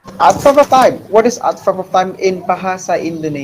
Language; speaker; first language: English; non-native, fluent; Indonesian